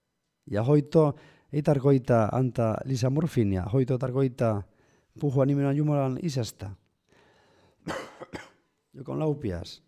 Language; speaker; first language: Finnish; non-native, fluent; Spanish